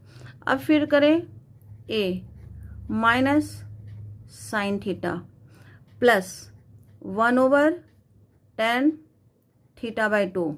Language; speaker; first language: Hindi; native; Hindi